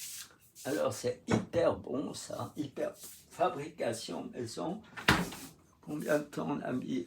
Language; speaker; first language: French; non-native, fluent; Russian